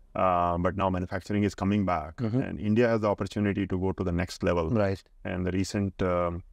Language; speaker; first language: English; non-native, local second language; Hindi